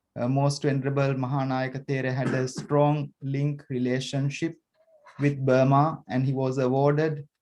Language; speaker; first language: English; non-native, local second language; Sinhala